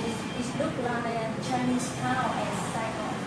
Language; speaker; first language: English; non-native, learner; Vietnamese